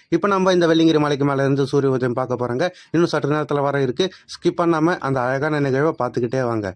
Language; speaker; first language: Tamil; native; Tamil